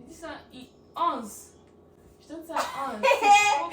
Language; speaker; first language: French; non-native, learner; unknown